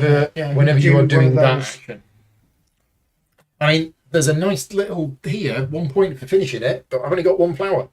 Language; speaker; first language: English; native; English